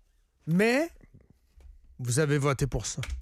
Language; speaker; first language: French; native; French